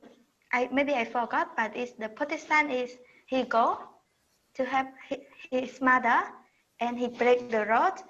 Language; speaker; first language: English; non-native, learner; Khmer